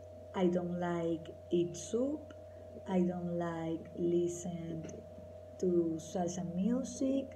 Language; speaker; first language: English; non-native, learner; Spanish